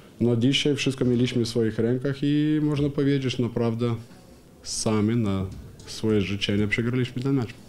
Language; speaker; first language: Polish; non-native, learner; Ukrainian